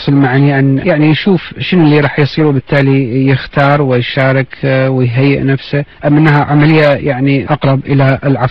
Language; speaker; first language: Arabic; native; Arabic